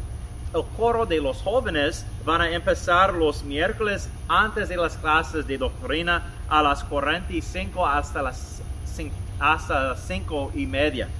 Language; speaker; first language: Spanish; non-native, fluent; English